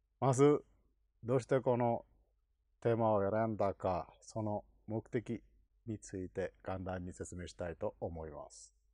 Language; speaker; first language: Japanese; non-native, fluent; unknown